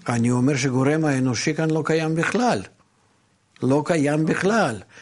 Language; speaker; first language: Hebrew; non-native, fluent; Russian